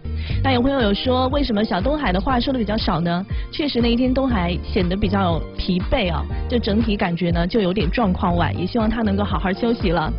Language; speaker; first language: Chinese; native; Chinese